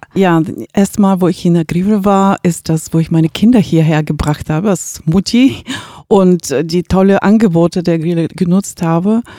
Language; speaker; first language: German; non-native, fluent; Bulgarian